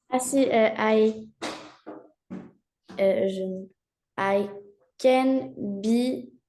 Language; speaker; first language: English; non-native, learner; French